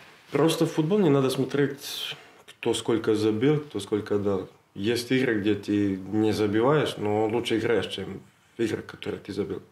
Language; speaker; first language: Russian; non-native, learner; Serbian